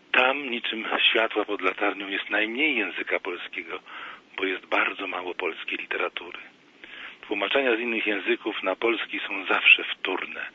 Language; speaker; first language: Polish; native; Polish